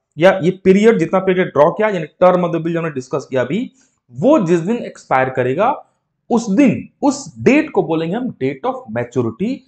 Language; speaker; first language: Hindi; native; Hindi